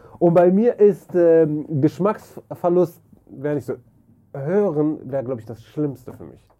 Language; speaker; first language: German; early bilingual, other home language; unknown